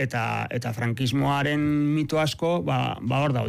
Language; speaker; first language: Basque; native; Basque